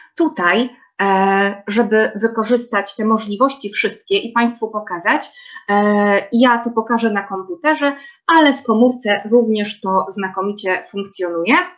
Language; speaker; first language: Polish; native; Polish